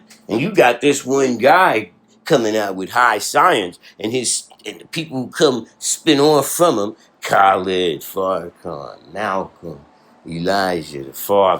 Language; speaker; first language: English; native; English